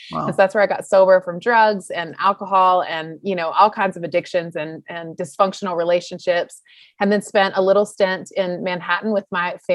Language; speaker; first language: English; native; English